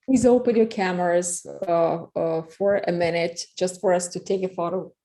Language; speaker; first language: English; non-native, fluent; Russian